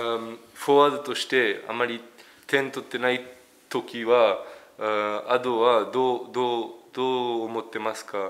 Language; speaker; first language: Japanese; early bilingual, heritage; French